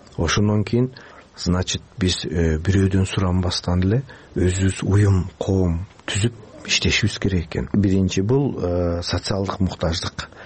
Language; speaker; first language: Kyrgyz; early bilingual, heritage; Kyrgyz